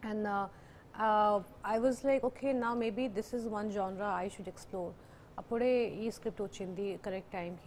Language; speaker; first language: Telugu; non-native, local second language; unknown